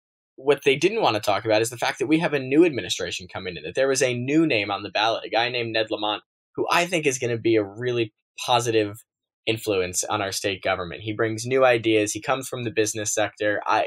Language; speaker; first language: English; native; English